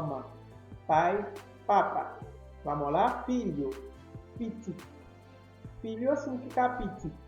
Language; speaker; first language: Portuguese; non-native, fluent; Haitian Creole